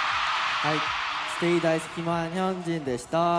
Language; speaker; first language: Japanese; non-native, learner; Korean